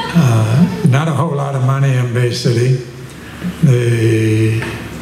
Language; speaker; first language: English; native; English